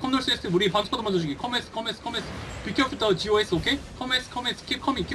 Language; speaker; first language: Korean; native; Korean